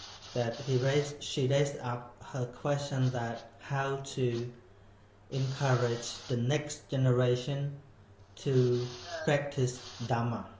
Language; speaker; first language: English; non-native, fluent; Khmer